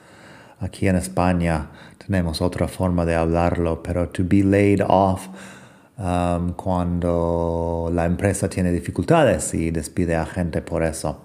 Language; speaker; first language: Spanish; non-native, fluent; English